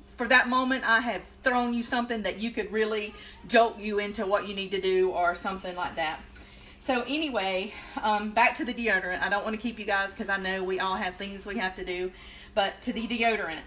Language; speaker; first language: English; native; English